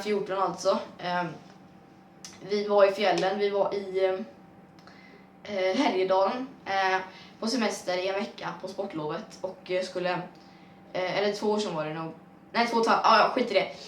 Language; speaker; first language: Swedish; native; Swedish